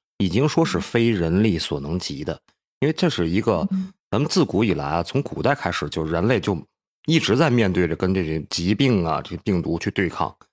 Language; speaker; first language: Chinese; native; Chinese